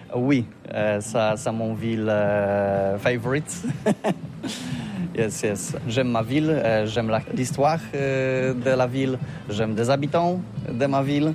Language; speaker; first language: French; non-native, learner; Polish